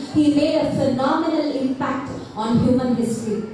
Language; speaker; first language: English; non-native, local second language; Telugu